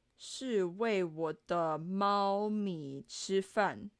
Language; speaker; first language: Chinese; non-native, learner; English